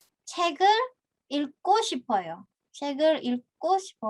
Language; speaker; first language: Korean; non-native, fluent; Indonesian